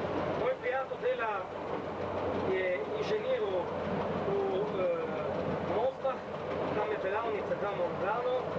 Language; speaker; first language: Slovenian; non-native, learner; Italian